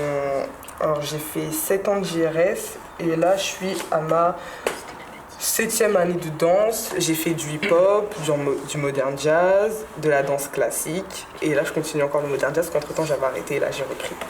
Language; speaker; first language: French; native; French